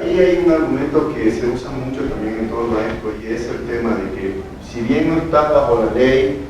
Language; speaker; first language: Spanish; native; Spanish